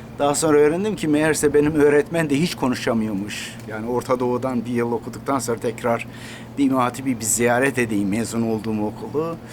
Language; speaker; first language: Turkish; non-native, local second language; Kurdish